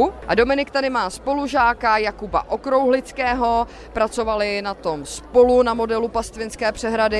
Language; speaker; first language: Czech; native; Czech